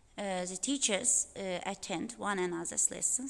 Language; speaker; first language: English; non-native, fluent; Azerbaijani